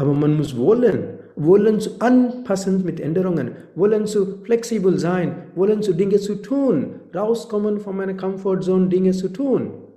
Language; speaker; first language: German; non-native, fluent; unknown